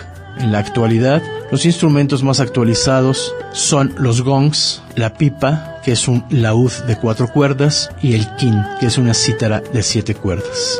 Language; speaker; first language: Spanish; native; Spanish